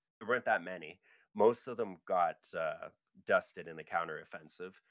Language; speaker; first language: English; native; English